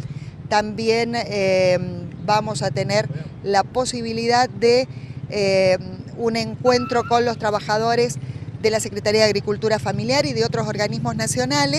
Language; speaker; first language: Spanish; native; Spanish